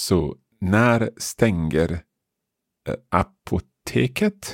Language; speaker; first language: Swedish; non-native, learner; English